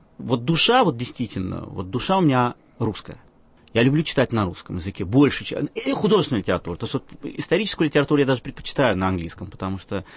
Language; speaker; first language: Russian; early bilingual, other home language; Arabic